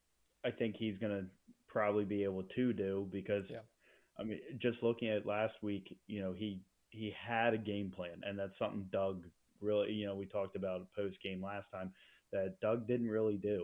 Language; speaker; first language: English; native; English